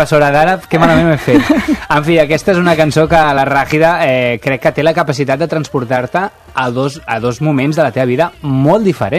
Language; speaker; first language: Catalan; native; Catalan